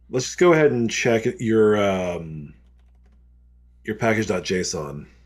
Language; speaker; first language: English; native; English